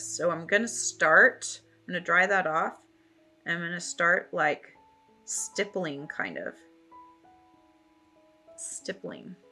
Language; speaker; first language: English; native; English